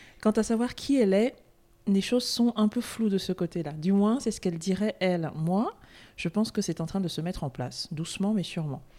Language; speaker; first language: French; native; French